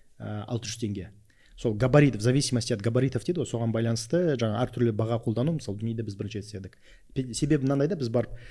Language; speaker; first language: Kazakh; non-native, local second language; Russian